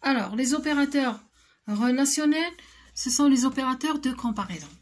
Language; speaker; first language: French; non-native, local second language; Arabic